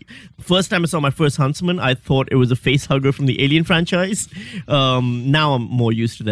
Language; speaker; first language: English; non-native, local second language; Urdu